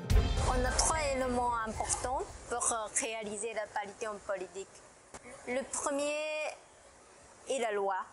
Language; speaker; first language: French; non-native, fluent; Japanese